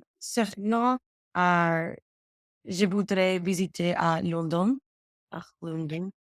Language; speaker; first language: French; non-native, learner; English